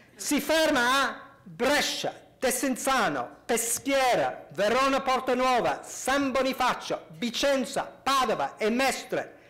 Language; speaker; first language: Italian; non-native, fluent; English